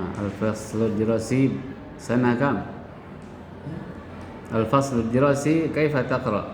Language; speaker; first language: Arabic; non-native, fluent; Indonesian